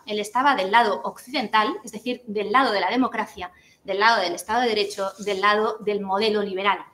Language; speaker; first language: Spanish; native; Spanish